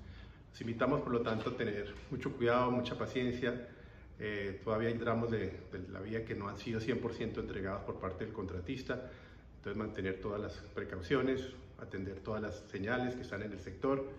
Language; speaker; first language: Spanish; native; Spanish